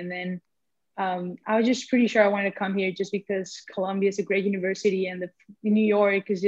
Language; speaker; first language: English; non-native, fluent; Spanish